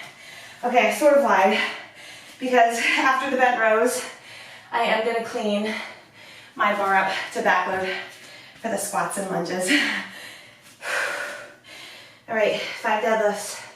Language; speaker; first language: English; native; English